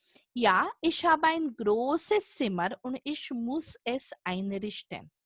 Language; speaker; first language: German; non-native, fluent; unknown